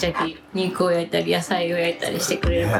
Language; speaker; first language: Japanese; native; Japanese